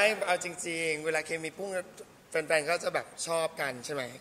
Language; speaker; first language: Thai; native; Thai